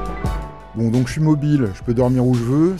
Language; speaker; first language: French; native; French